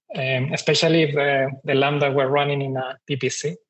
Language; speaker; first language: English; non-native, fluent; Spanish